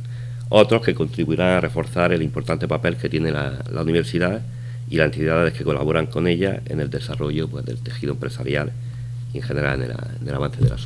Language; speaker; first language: Spanish; native; Spanish